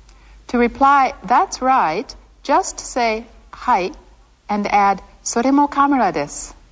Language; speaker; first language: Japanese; non-native, fluent; English